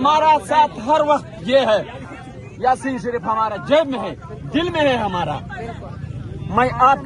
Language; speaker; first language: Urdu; non-native, local second language; Pashto